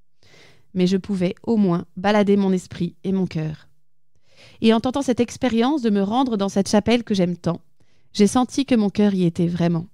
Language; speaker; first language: French; native; French